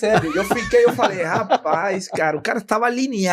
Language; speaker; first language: Portuguese; non-native, fluent; Spanish